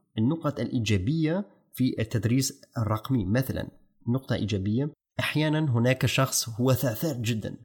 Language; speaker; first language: Arabic; non-native, fluent; German